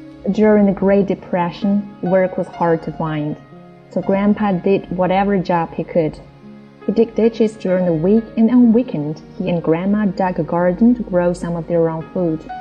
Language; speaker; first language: English; non-native, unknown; Chinese